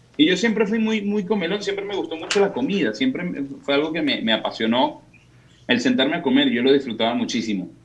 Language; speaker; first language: Spanish; native; Spanish